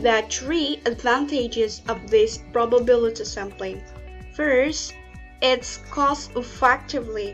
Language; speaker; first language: English; non-native, learner; Indonesian